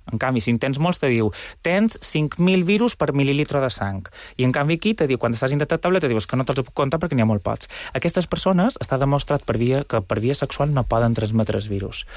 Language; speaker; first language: Catalan; native; Catalan